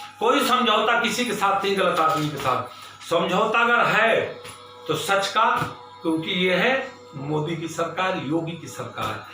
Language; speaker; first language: Hindi; native; Hindi